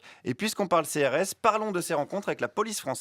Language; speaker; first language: French; native; French